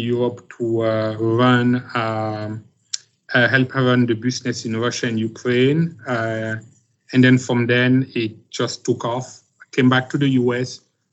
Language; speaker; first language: English; non-native, local second language; French